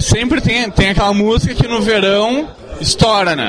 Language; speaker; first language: Portuguese; native; Portuguese